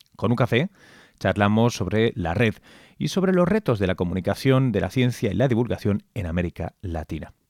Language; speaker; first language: Spanish; native; Spanish